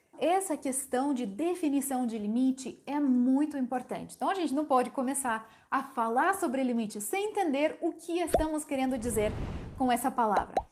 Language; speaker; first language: Portuguese; non-native, fluent; Ukrainian